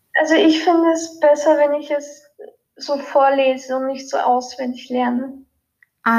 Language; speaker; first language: German; early bilingual, other home language; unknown